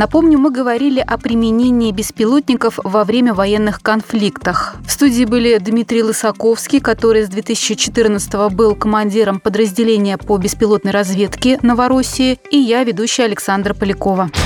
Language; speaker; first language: Russian; native; Russian